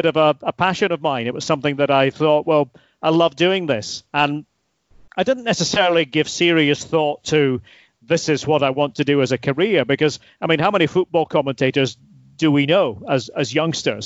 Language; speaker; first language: English; native; English